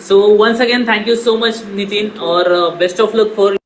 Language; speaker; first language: Hindi; non-native, local second language; Marathi